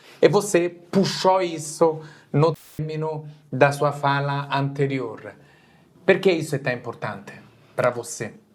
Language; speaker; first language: Portuguese; non-native, fluent; Italian